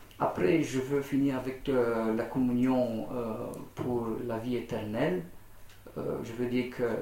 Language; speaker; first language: French; non-native, learner; Romanian